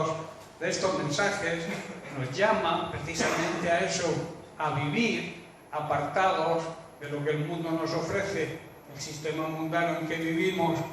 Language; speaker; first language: Spanish; native; Spanish